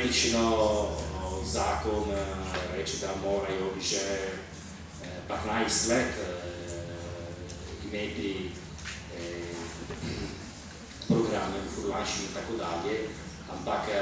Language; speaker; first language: Slovenian; non-native, fluent; Italian